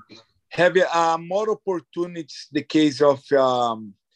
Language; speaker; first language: English; non-native, fluent; Portuguese